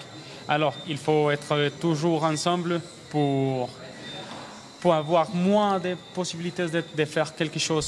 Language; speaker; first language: French; non-native, learner; Spanish